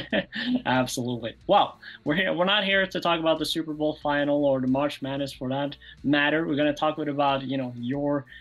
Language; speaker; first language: English; non-native, fluent; Norwegian